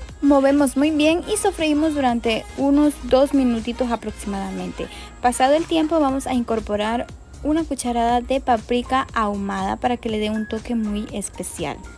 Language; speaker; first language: Spanish; native; Spanish